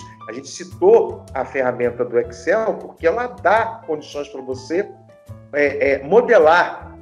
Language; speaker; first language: Portuguese; native; Portuguese